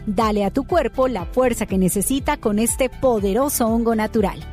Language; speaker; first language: Spanish; native; Spanish